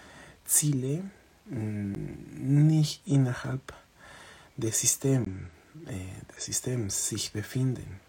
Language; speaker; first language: German; non-native, fluent; Spanish